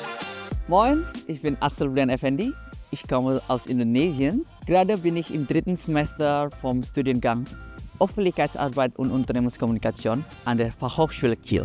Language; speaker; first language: German; non-native, fluent; Indonesian